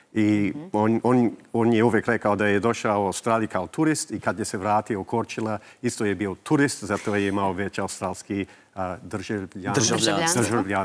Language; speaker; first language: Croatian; early bilingual, heritage; English